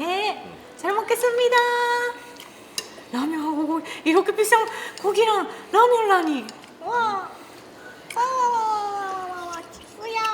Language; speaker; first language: Korean; non-native, learner; Japanese